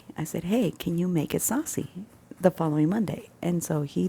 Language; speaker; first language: English; native; English